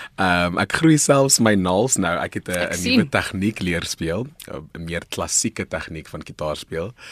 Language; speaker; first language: Afrikaans; non-native, local second language; Northern Sotho